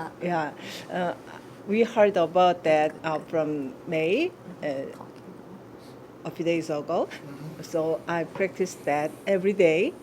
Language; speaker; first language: English; non-native, learner; Korean